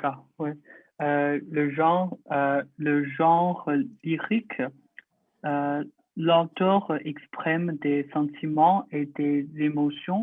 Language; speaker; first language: French; non-native, learner; Chinese